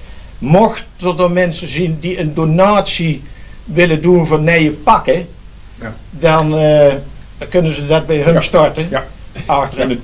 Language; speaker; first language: Dutch; native; Dutch